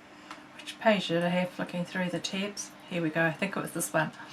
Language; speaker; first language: English; native; English